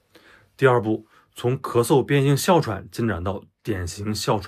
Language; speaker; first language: Chinese; native; Chinese